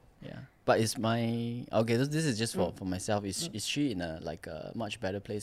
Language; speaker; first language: English; non-native, local second language; Chinese